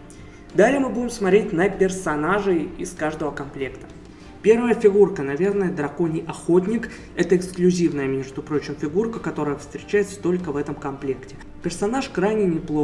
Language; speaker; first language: Russian; native; Russian